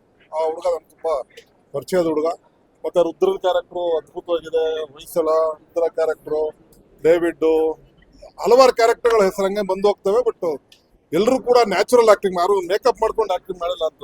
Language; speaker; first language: Kannada; native; Kannada